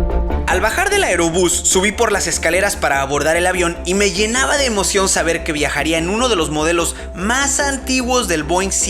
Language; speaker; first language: Spanish; native; Spanish